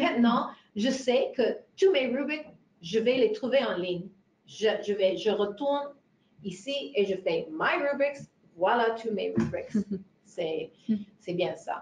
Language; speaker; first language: French; non-native, fluent; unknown